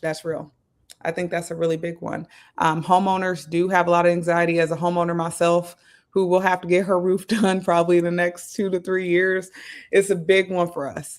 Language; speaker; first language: English; native; English